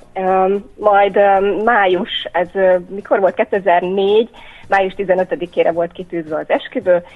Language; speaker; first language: Hungarian; native; Hungarian